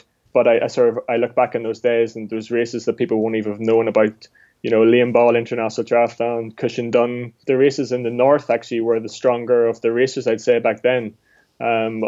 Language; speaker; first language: English; native; English